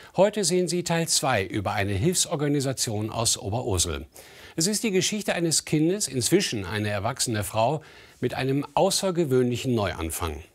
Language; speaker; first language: German; native; German